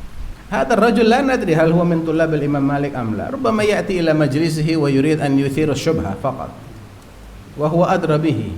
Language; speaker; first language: Arabic; non-native, fluent; Indonesian